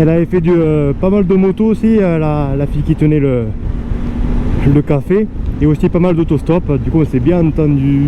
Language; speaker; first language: French; native; French